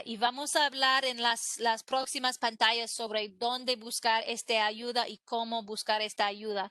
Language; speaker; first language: Spanish; non-native, fluent; English